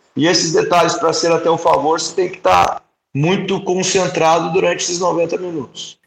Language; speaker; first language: Portuguese; native; Portuguese